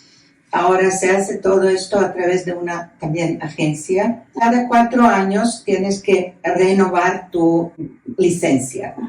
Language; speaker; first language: Spanish; non-native, fluent; Croatian